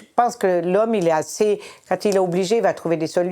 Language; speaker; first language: French; native; French